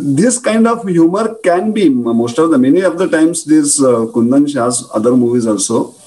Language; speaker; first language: English; non-native, local second language; Marathi